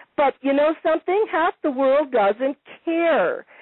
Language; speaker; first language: English; non-native, fluent; Italian